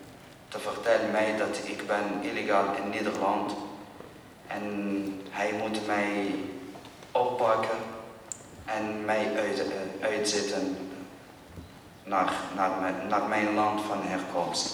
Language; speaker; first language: Dutch; non-native, learner; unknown